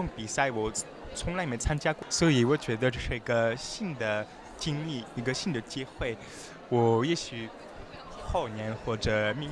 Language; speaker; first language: Chinese; non-native, learner; French